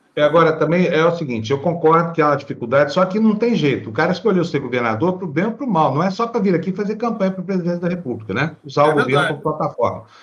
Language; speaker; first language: Portuguese; native; Portuguese